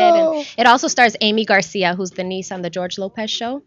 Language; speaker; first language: English; native; English